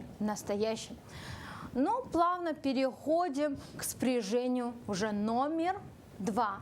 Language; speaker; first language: Russian; non-native, local second language; Kyrgyz